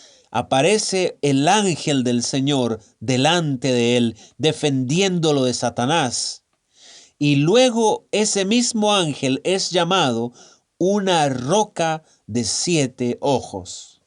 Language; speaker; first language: Spanish; native; Spanish